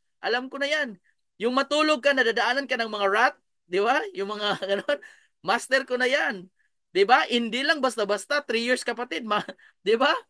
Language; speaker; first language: Filipino; non-native, local second language; Cebuano